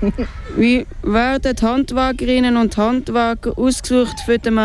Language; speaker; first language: German; native; German